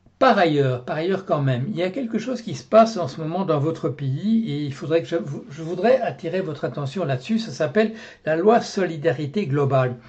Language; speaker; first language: French; native; French